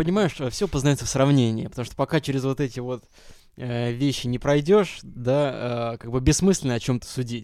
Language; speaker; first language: Russian; native; Russian